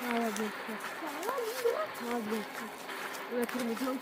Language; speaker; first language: French; native; French